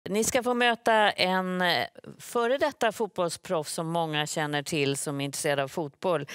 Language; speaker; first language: Swedish; native; Swedish